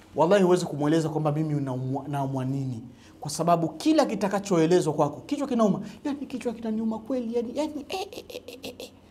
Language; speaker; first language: Swahili; native; Swahili